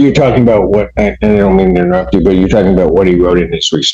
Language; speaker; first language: English; native; English